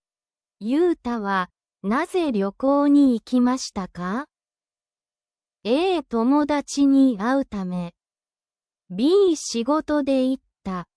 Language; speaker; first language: Japanese; native; Japanese